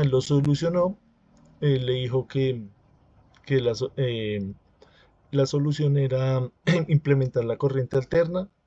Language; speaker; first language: Spanish; native; Spanish